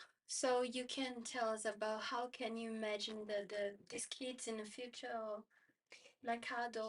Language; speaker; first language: English; non-native, learner; Portuguese